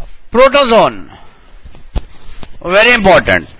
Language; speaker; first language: English; non-native, local second language; Hindi